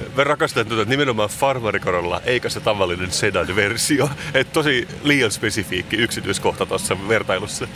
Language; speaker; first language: Finnish; non-native, local second language; Swedish